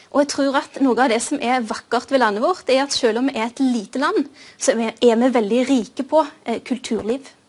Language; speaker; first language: Norwegian; early bilingual, other home language; Urdu